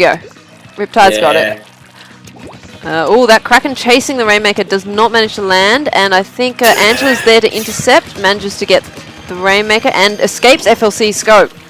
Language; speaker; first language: English; native; English